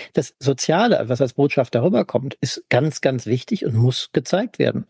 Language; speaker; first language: German; native; German